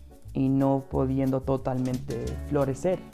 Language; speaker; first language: Spanish; non-native, fluent; English